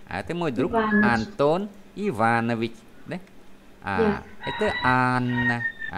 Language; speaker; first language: Russian; non-native, fluent; Vietnamese